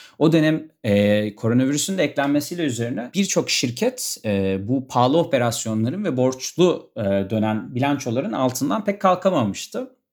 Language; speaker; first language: Turkish; native; Turkish